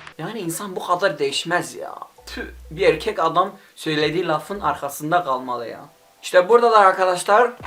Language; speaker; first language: Turkish; non-native, local second language; Kurdish